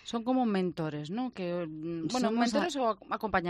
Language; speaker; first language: Spanish; native; Spanish